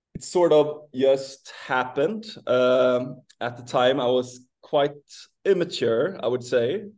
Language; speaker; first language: English; non-native, fluent; Swedish